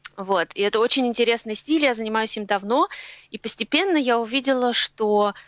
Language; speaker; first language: Russian; native; Russian